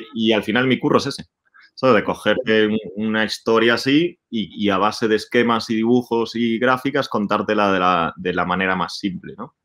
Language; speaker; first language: Spanish; native; Spanish